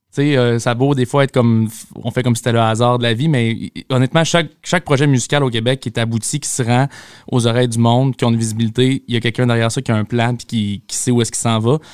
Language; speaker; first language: French; native; French